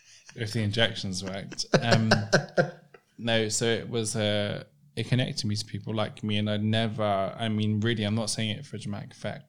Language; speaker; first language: English; native; English